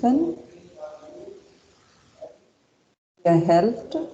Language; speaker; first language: German; non-native, fluent; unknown